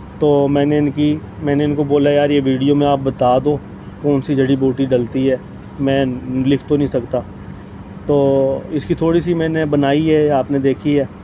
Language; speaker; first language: Urdu; non-native, local second language; Punjabi